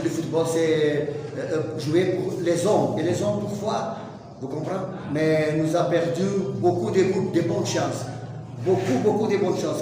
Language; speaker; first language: French; non-native, learner; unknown